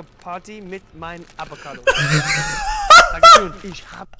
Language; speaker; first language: German; non-native, learner; English